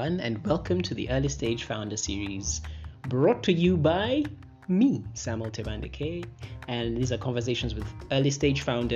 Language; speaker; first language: English; non-native, local second language; Ganda